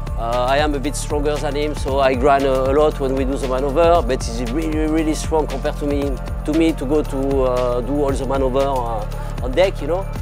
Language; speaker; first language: English; non-native, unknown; French